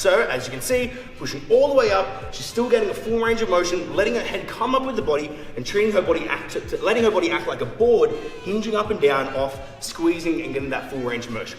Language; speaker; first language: English; native; English